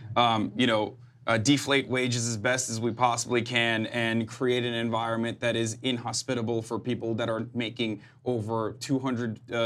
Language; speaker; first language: English; non-native, fluent; Turkish